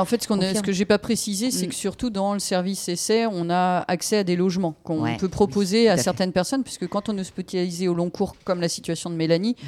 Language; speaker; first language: French; native; French